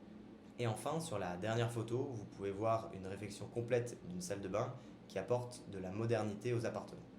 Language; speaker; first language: French; native; French